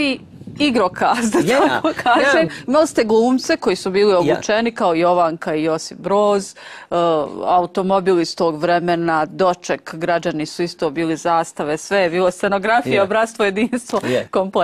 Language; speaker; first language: Serbian; native; Serbian